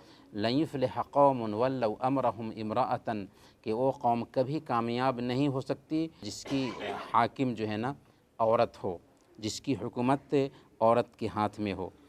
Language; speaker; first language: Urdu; native; Urdu